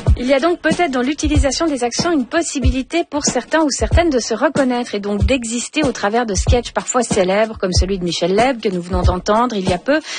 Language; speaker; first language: French; native; French